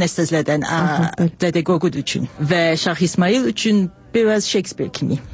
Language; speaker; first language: Azerbaijani; non-native, learner; English